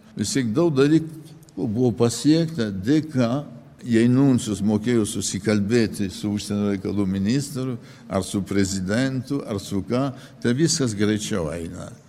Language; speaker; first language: Lithuanian; early bilingual, heritage; Lithuanian